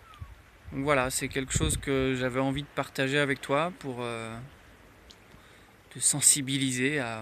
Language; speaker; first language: French; native; French